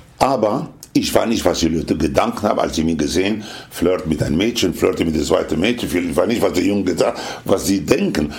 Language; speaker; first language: German; non-native, fluent; Spanish